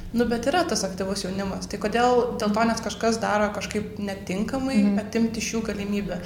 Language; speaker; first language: Lithuanian; native; Lithuanian